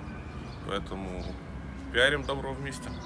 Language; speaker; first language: Russian; native; Russian